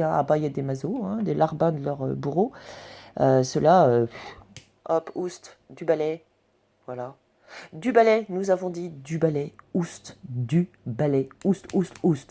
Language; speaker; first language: French; native; French